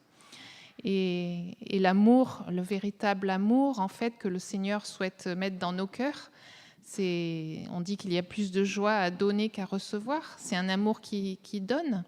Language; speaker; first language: French; native; French